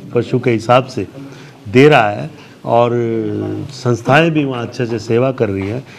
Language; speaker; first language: Hindi; native; Hindi